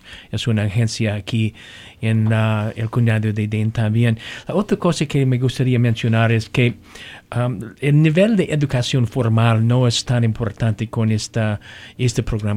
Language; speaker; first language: Spanish; non-native, learner; English